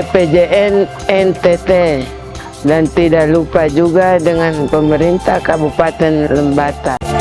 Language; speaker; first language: Indonesian; non-native, local second language; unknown